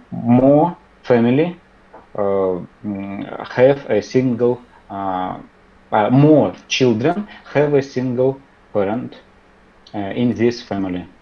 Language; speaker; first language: English; non-native, learner; Russian